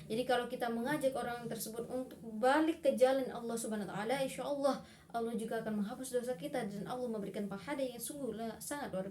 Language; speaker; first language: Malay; non-native, local second language; Madurese